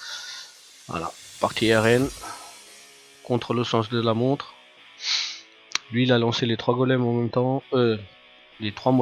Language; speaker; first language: French; native; French